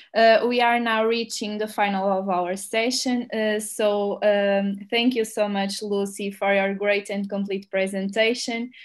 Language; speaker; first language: English; non-native, fluent; Portuguese